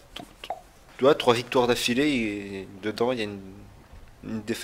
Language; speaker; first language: French; native; French